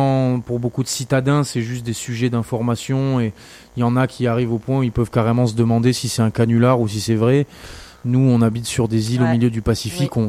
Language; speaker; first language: French; native; French